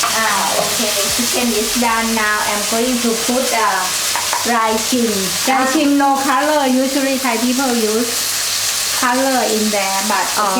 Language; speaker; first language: English; non-native, learner; Thai